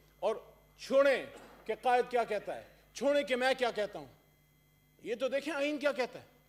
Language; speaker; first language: Urdu; non-native, local second language; Pashto